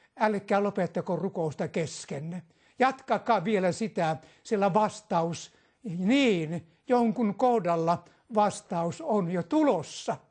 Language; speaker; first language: Finnish; native; Finnish